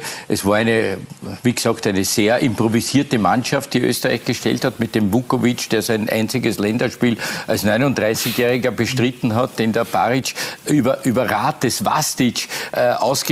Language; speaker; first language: German; native; German